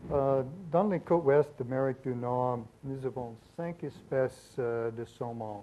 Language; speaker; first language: French; non-native, learner; English